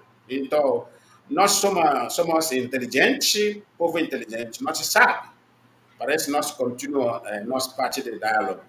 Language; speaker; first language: Portuguese; non-native, learner; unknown